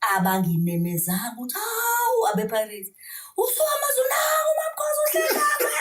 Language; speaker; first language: Zulu; native; Zulu